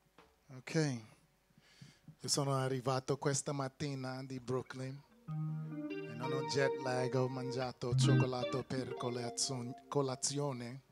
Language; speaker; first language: Italian; non-native, learner; English